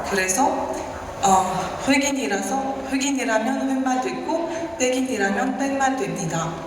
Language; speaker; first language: Korean; non-native, learner; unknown